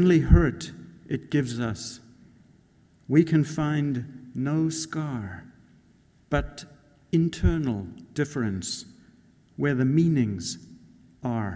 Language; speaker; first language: English; native; English